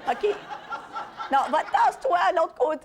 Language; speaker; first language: French; native; French